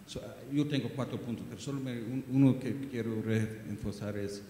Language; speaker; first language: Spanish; non-native, learner; English